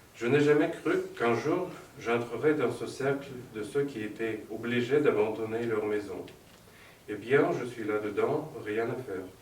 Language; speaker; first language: French; non-native, fluent; Russian